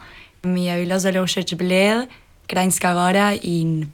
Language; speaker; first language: Slovenian; early bilingual, heritage; Spanish